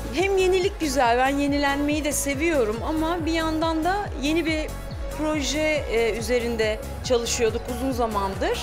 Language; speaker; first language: Turkish; native; Turkish